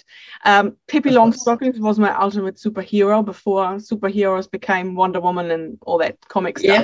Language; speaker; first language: English; non-native, fluent; German